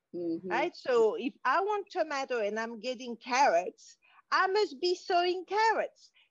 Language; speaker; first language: English; non-native, fluent; French